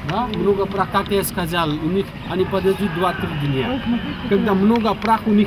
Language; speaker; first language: Russian; non-native, fluent; Hindi